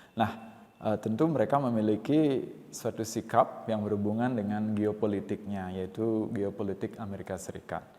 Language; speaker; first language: Indonesian; non-native, local second language; Balinese